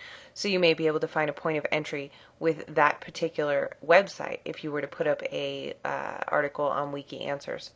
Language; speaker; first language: English; native; English